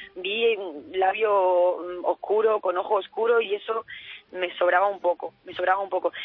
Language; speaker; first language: Spanish; native; Spanish